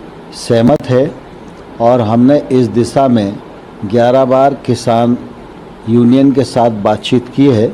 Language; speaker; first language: Hindi; native; Hindi